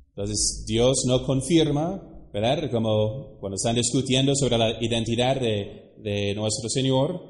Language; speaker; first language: Spanish; non-native, fluent; English